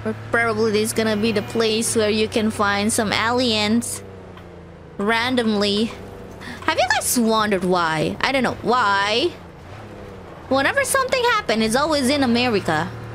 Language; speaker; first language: English; non-native, fluent; Indonesian